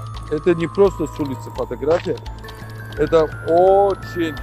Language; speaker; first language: Russian; non-native, fluent; Azerbaijani